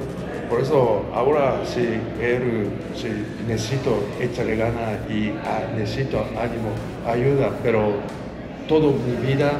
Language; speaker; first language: Spanish; non-native, learner; Japanese